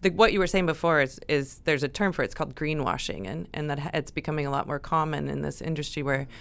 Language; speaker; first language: English; native; English